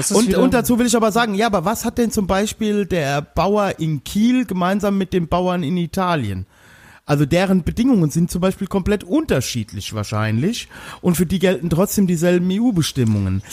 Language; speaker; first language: German; native; German